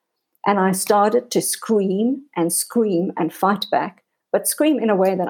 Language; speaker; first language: English; native; English